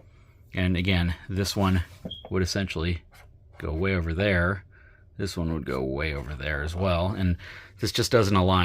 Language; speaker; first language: English; native; English